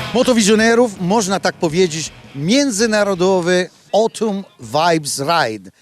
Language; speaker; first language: Polish; non-native, learner; Italian